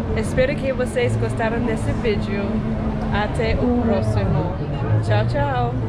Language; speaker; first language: Portuguese; non-native, learner; English